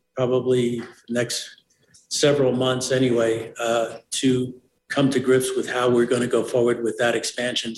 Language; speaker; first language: English; native; English